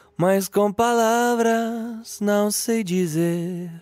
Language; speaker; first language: Portuguese; non-native, fluent; French